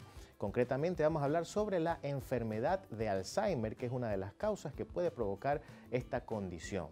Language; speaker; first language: Spanish; native; Spanish